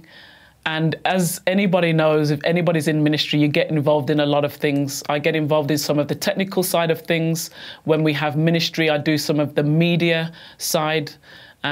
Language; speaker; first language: English; native; English